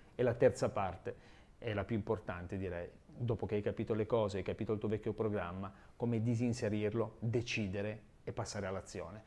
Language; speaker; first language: Italian; native; Italian